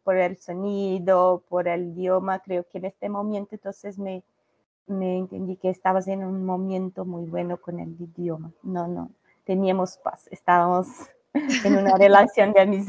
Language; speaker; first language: Spanish; non-native, learner; Portuguese